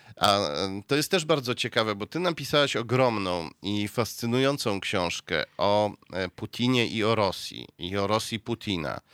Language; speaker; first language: Polish; native; Polish